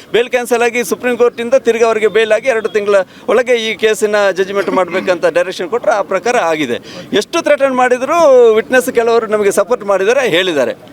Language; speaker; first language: Kannada; native; Kannada